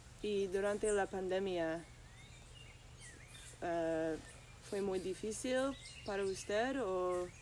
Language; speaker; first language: Spanish; non-native, learner; English